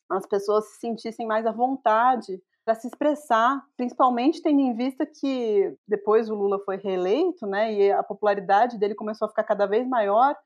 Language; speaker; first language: Portuguese; native; Portuguese